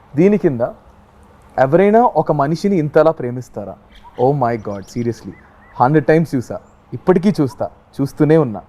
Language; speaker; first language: Telugu; native; Telugu